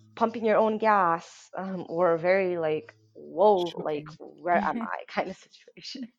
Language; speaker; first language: English; non-native, local second language; Somali